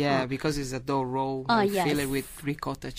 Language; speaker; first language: English; non-native, learner; Italian